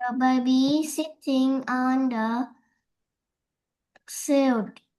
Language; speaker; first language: English; non-native, learner; Vietnamese